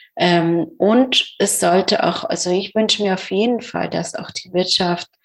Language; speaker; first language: German; non-native, fluent; Persian